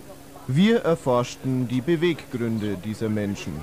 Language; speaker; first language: German; native; German